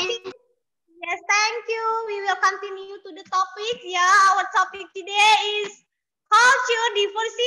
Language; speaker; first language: English; non-native, learner; Indonesian